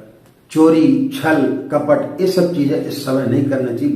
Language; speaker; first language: Hindi; native; Hindi